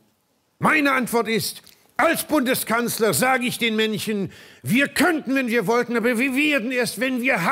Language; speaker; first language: German; native; German